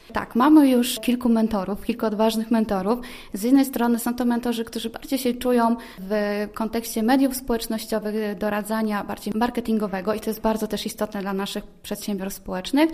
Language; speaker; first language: Polish; native; Polish